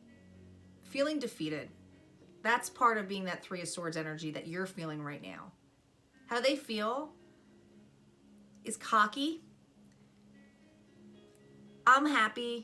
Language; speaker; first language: English; native; English